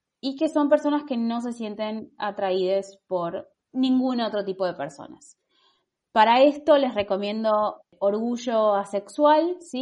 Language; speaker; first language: Spanish; native; Spanish